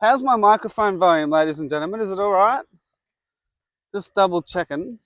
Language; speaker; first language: English; native; English